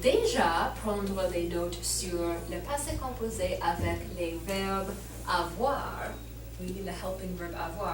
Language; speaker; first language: French; non-native, learner; English